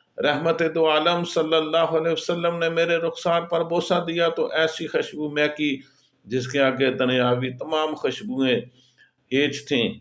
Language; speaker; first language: Urdu; native; Urdu